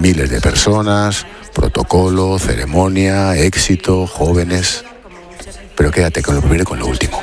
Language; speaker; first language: Spanish; native; Spanish